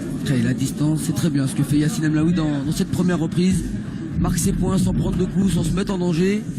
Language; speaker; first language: French; native; French